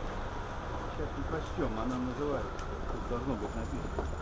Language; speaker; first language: Russian; native; Russian